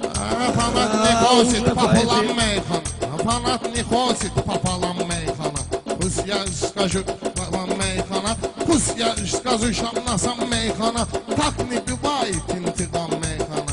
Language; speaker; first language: Russian; non-native, learner; Talysh